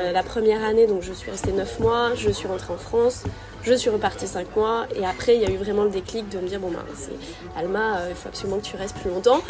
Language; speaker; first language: French; native; French